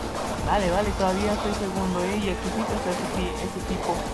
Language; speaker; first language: Spanish; native; Spanish